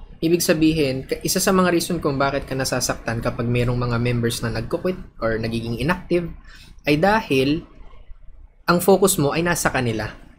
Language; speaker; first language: Filipino; native; Filipino